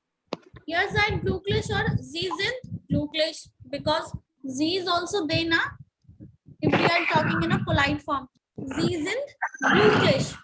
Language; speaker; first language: German; non-native, learner; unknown